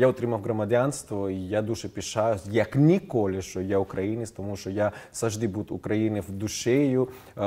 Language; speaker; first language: Ukrainian; non-native, fluent; Spanish